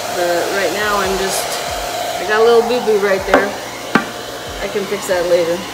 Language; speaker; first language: English; native; English